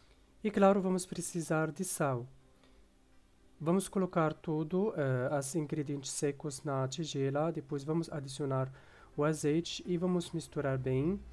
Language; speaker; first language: Portuguese; non-native, fluent; Arabic